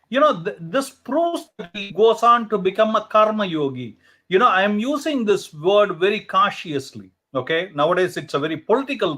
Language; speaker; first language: English; non-native, local second language; Hindi